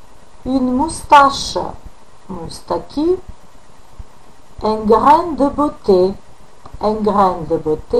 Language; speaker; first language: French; non-native, fluent; Macedonian